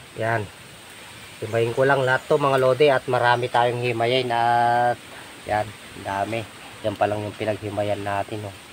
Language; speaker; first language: Filipino; non-native, local second language; Iloko